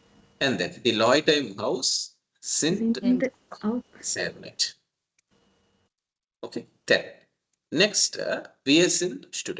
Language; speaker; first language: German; non-native, fluent; Tamil